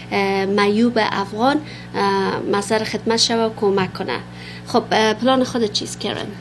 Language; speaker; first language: Persian; native; Persian